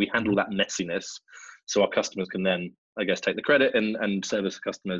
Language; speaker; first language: English; native; English